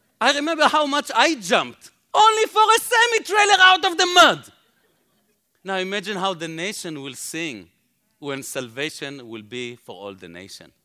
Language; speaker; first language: English; non-native, fluent; Hebrew